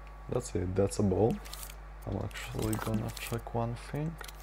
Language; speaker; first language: English; non-native, fluent; Polish